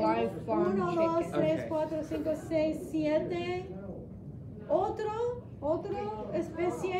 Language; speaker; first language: Spanish; non-native, fluent; English